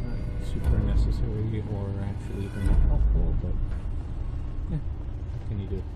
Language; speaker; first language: English; native; English